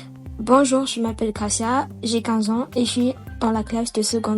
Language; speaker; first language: French; non-native, local second language; Malagasy